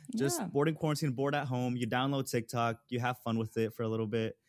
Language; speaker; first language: English; early bilingual, other home language; Spanish